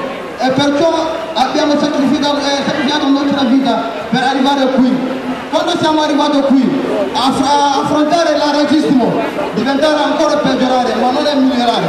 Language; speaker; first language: Italian; non-native, learner; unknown